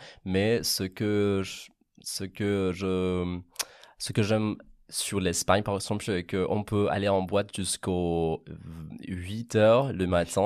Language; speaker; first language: French; non-native, fluent; Catalan